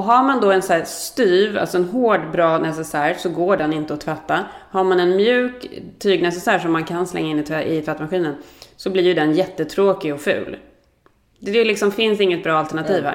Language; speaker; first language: Swedish; native; Swedish